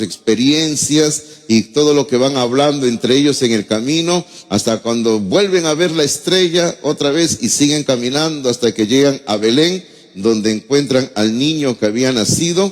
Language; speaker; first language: Spanish; native; Spanish